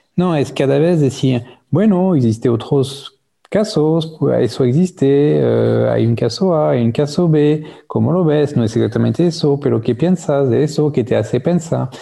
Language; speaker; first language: Spanish; non-native, fluent; French